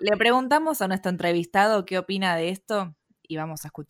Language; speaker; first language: Spanish; native; Spanish